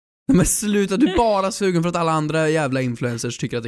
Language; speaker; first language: Swedish; native; Swedish